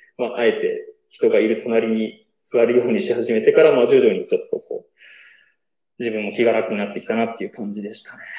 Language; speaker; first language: Japanese; native; Japanese